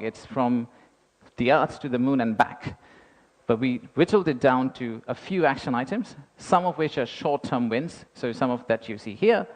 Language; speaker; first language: English; non-native, local second language; Bangla